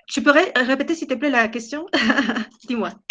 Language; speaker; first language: French; non-native, fluent; Spanish